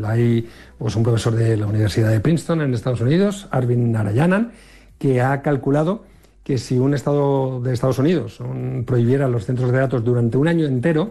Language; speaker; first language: Spanish; native; Spanish